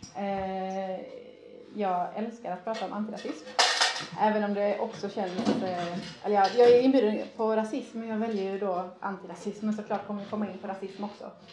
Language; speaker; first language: Swedish; early bilingual, other home language; Persian